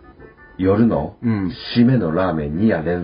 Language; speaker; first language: Japanese; native; Japanese